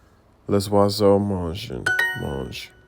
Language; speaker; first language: French; non-native, learner; English